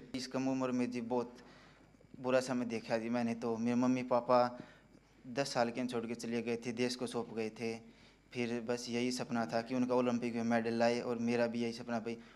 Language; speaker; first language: Hindi; native; Hindi